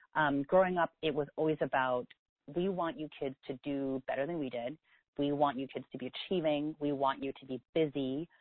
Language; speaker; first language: English; native; English